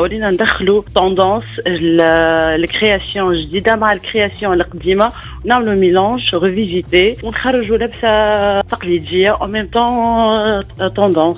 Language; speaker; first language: Arabic; native; Arabic